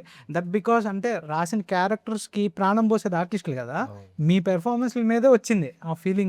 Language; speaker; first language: Telugu; native; Telugu